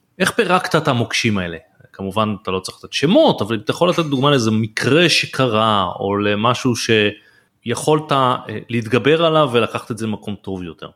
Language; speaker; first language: Hebrew; native; Hebrew